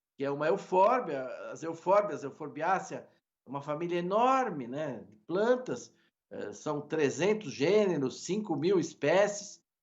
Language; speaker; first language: Portuguese; native; Portuguese